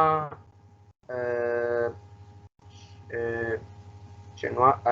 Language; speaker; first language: French; non-native, learner; Spanish